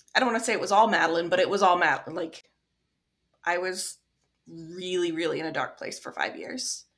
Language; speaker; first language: English; native; English